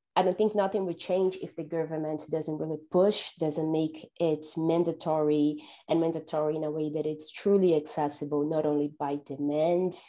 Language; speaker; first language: English; non-native, fluent; Portuguese